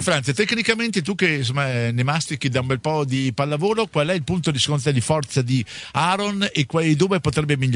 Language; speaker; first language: Italian; native; Italian